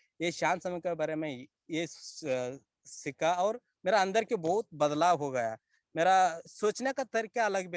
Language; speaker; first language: Hindi; non-native, local second language; Kannada